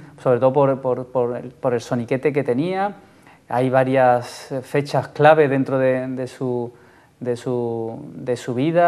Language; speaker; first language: Spanish; native; Spanish